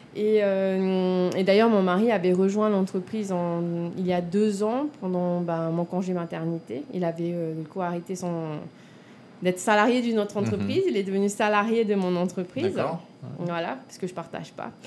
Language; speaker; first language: French; native; French